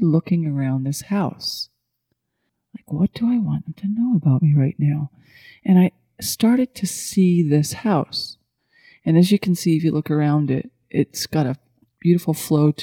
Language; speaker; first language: English; native; English